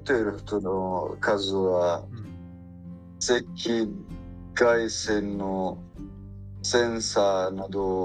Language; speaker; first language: Japanese; non-native, learner; Arabic